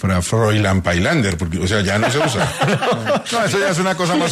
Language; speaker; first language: Spanish; native; Spanish